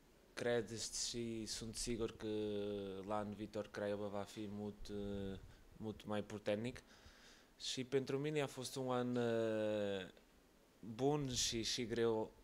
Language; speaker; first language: Romanian; non-native, learner; Portuguese